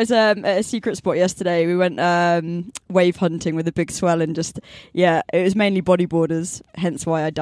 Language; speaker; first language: English; native; English